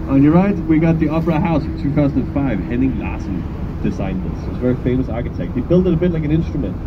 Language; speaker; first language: English; non-native, fluent; Danish